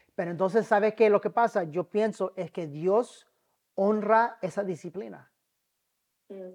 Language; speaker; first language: Spanish; early bilingual, heritage; Spanish